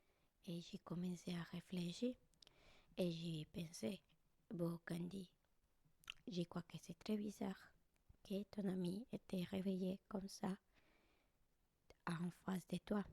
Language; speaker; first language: French; non-native, learner; Spanish